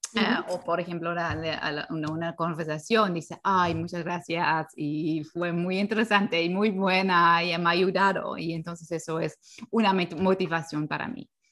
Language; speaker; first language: Spanish; non-native, fluent; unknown